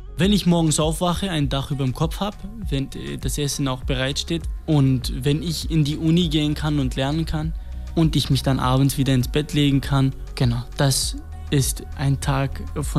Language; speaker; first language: German; non-native, fluent; Kurdish